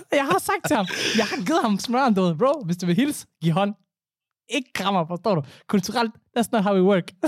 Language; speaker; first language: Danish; early bilingual, other home language; Somali